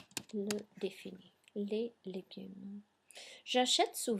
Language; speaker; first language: French; non-native, fluent; English